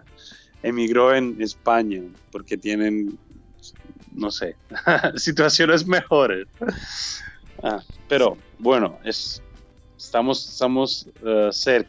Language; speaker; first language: Spanish; non-native, learner; Italian